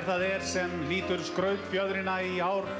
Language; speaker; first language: Icelandic; native; Icelandic